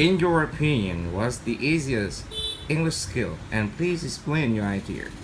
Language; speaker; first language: English; non-native, fluent; Vietnamese